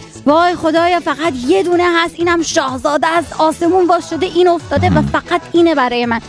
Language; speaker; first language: Persian; native; Persian